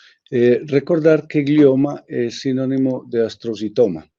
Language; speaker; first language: Spanish; native; Spanish